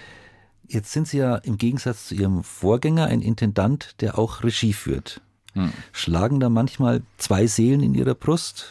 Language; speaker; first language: German; native; German